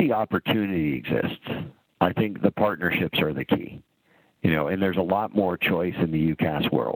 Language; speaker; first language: English; native; English